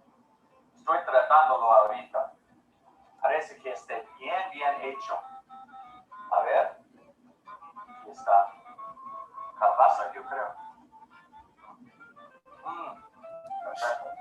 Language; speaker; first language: Spanish; non-native, learner; English